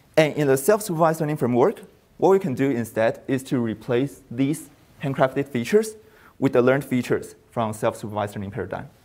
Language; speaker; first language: English; non-native, fluent; Chinese